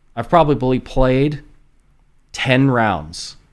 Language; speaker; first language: English; native; English